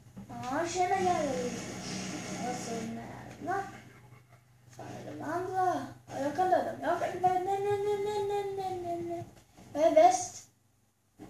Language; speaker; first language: Swedish; early bilingual, other home language; Albanian